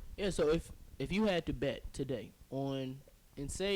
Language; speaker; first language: English; native; English